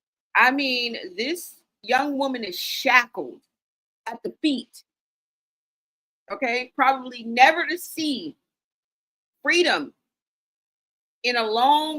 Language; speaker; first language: English; native; English